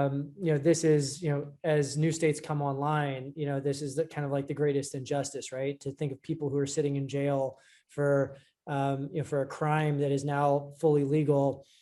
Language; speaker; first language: English; native; English